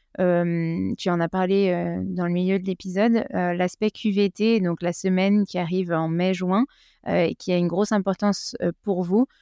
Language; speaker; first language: French; native; French